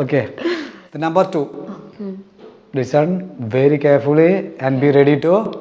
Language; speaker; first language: English; non-native, local second language; Malayalam